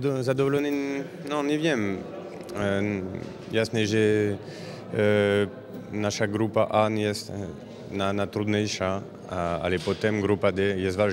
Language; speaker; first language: Polish; non-native, learner; French